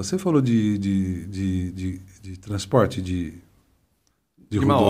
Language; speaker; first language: Portuguese; native; Portuguese